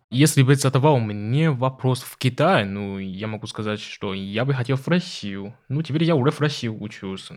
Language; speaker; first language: Russian; non-native, learner; Chinese